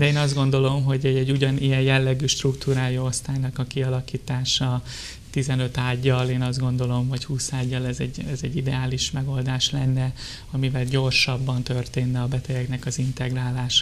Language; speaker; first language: Hungarian; native; Hungarian